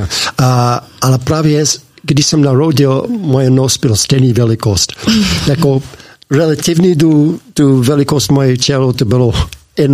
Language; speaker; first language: Czech; non-native, learner; English